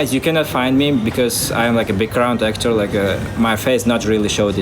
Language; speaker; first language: English; non-native, fluent; Uzbek